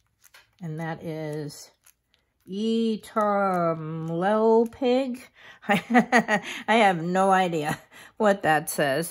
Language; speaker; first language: English; native; English